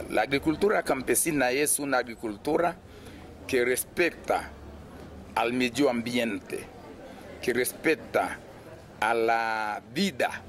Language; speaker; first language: Spanish; non-native, fluent; Haitian Creole